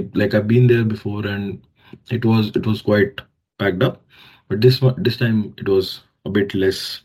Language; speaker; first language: English; non-native, local second language; Hindi